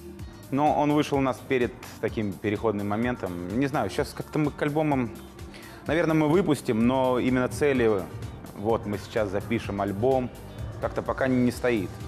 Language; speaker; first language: Russian; native; Russian